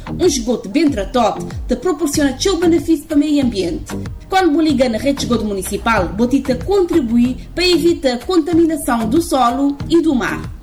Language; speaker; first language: Portuguese; non-native, local second language; Kabuverdianu